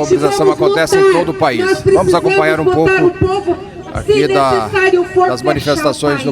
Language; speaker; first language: Portuguese; native; Portuguese